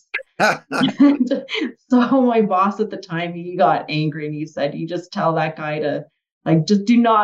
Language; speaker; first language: English; native; English